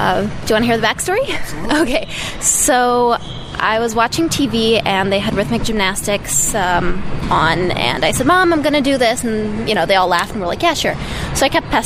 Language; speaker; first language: English; early bilingual, other home language; Russian